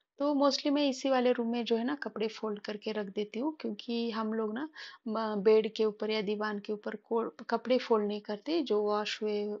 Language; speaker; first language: Hindi; non-native, local second language; Marathi